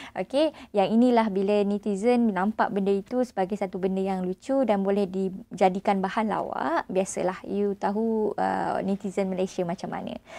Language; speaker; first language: Malay; non-native, local second language; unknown